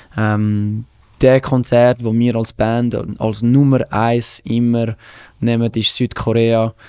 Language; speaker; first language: German; non-native, local second language; French